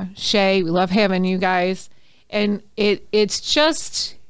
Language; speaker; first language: English; native; English